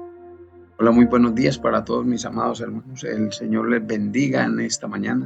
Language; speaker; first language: Spanish; native; Spanish